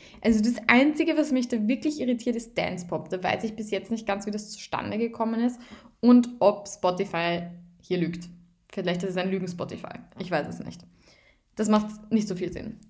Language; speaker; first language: German; native; German